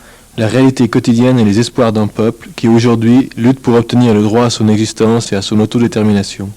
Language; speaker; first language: French; native; French